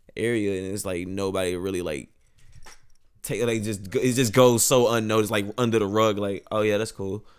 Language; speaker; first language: English; native; English